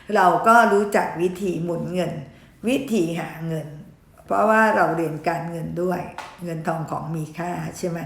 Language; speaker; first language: Thai; native; Thai